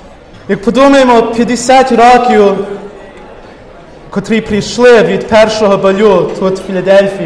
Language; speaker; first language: Ukrainian; early bilingual, heritage; Ukrainian